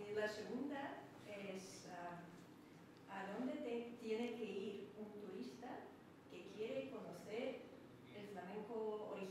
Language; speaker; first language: Spanish; non-native, fluent; Russian